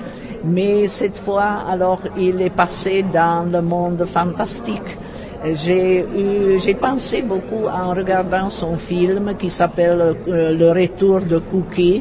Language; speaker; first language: French; non-native, fluent; Czech